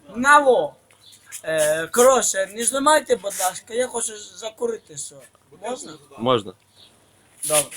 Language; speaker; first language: Ukrainian; native; Ukrainian